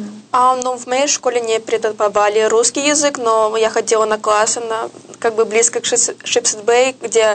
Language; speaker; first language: Russian; early bilingual, heritage; Russian